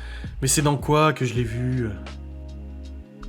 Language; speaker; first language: French; native; French